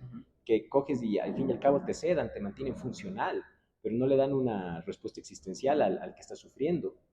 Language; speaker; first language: Spanish; native; Spanish